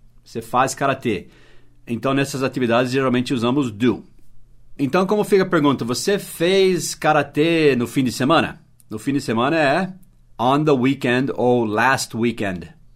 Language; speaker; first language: Portuguese; non-native, fluent; English